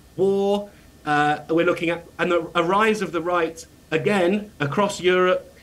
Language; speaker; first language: English; native; English